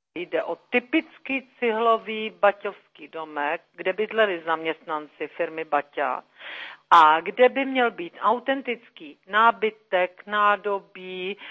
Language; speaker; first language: Czech; native; Czech